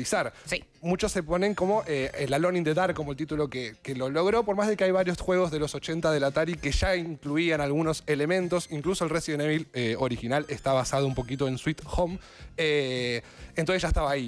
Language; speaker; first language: Spanish; native; Spanish